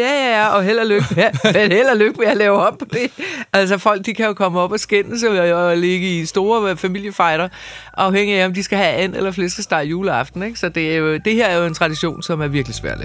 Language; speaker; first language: Danish; native; Danish